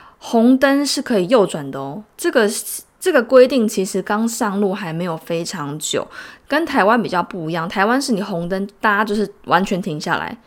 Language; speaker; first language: Chinese; native; Chinese